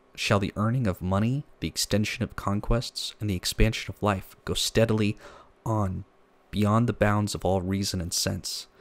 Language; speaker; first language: English; native; English